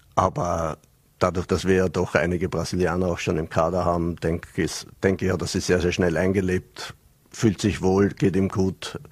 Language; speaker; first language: German; native; German